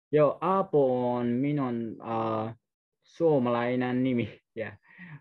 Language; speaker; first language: Finnish; non-native, learner; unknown